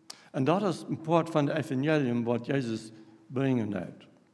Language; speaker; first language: Dutch; non-native, learner; English